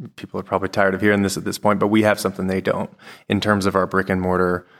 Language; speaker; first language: English; native; English